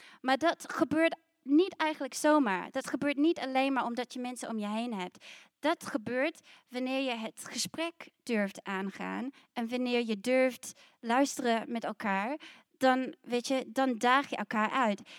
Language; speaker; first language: Dutch; non-native, fluent; English